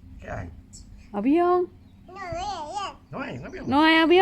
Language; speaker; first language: Spanish; non-native, learner; Thai